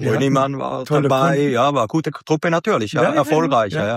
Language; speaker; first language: German; native; German